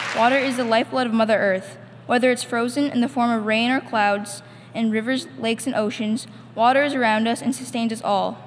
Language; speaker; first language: English; non-native, fluent; Chinese